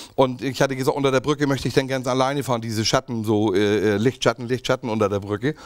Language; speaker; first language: German; native; German